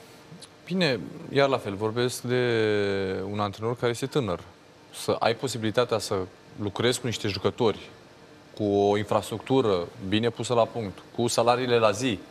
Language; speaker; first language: Romanian; native; Romanian